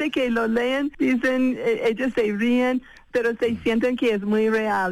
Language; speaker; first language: Spanish; non-native, fluent; English